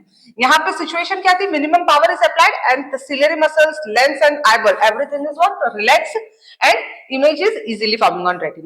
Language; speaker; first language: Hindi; native; Hindi